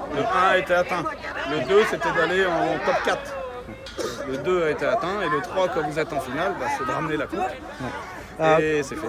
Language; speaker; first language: French; native; French